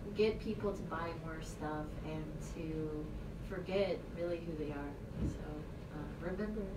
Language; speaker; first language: English; native; English